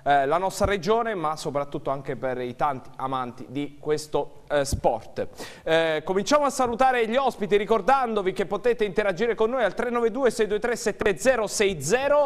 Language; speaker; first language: Italian; native; Italian